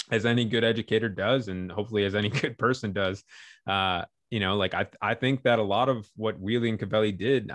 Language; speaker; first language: English; native; English